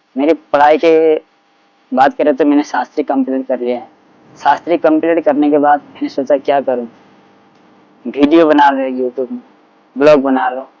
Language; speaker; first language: Hindi; non-native, local second language; Assamese